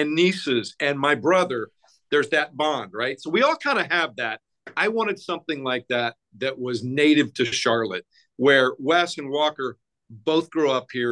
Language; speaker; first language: English; native; English